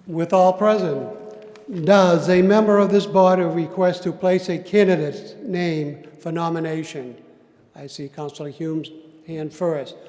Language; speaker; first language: English; native; English